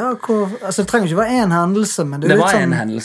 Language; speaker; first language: Norwegian; native; Norwegian